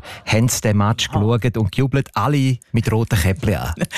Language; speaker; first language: German; native; German